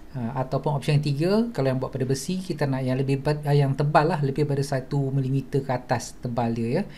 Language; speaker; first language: Malay; native; Malay